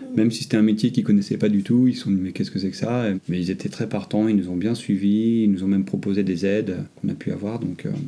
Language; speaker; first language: French; native; French